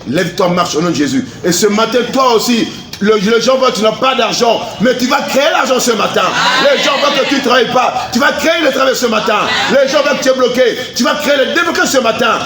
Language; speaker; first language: French; non-native, local second language; Lingala